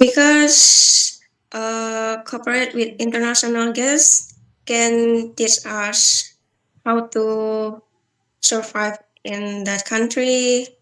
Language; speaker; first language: English; non-native, learner; Balinese